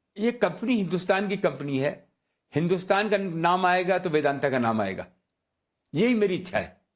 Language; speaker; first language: Hindi; native; Hindi